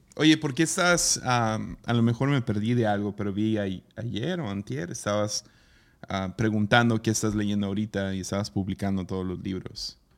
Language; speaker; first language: Spanish; native; Spanish